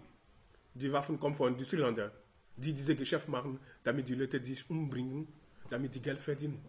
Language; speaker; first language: German; non-native, learner; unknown